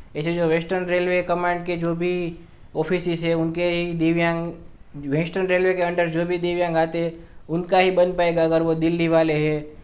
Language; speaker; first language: Hindi; non-native, local second language; Gujarati